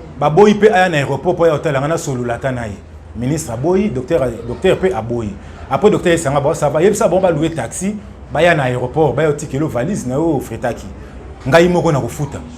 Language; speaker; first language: Lingala; native; Lingala